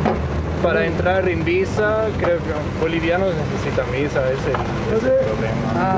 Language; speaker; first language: Spanish; non-native, learner; Danish